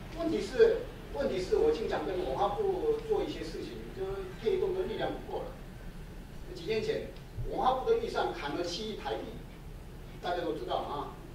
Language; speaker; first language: Chinese; non-native, fluent; Korean